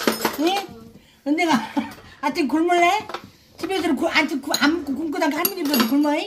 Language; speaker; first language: Korean; native; Korean